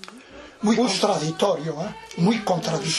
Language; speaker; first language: Spanish; non-native, fluent; Portuguese